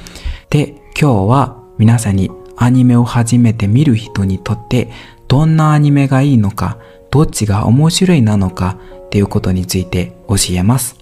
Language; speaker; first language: Japanese; non-native, learner; Burmese